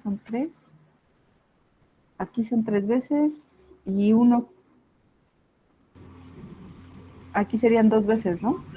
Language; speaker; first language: Spanish; native; Spanish